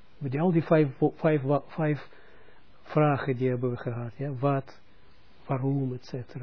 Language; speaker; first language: Dutch; non-native, fluent; Russian